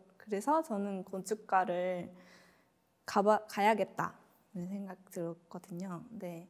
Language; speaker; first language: Korean; non-native, fluent; Japanese